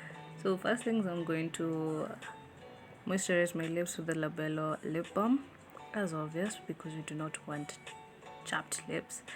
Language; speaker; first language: English; non-native, local second language; Swahili